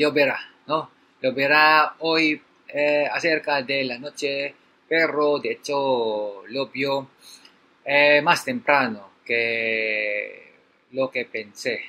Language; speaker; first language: Spanish; non-native, learner; Filipino